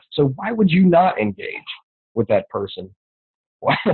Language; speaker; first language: English; native; English